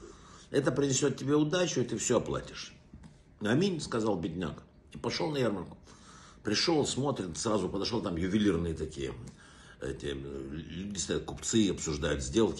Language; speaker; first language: Russian; native; Russian